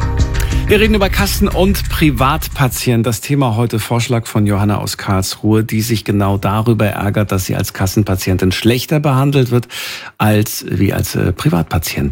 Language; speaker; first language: German; native; German